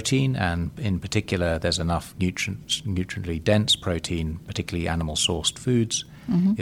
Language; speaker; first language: English; native; English